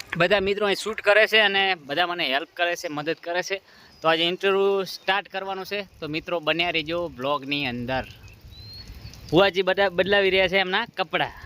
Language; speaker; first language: Gujarati; native; Gujarati